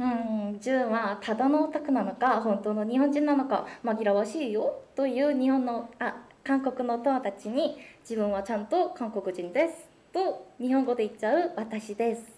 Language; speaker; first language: Japanese; non-native, fluent; Korean